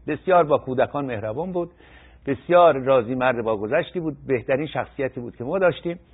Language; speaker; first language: Persian; native; Persian